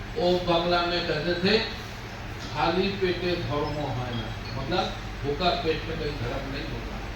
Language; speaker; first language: Hindi; non-native, local second language; Bangla